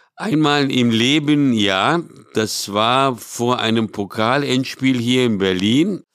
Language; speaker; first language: German; early bilingual, other home language; Portuguese